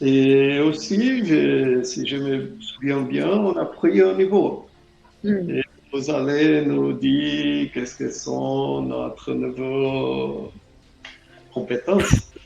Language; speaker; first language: French; non-native, learner; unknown